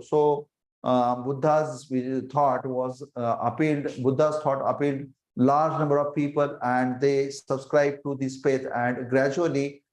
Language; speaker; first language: English; non-native, local second language; Marathi